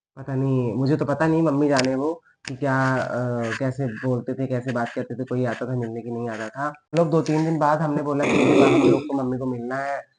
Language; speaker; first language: Hindi; native; Hindi